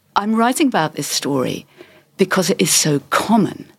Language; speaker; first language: English; native; English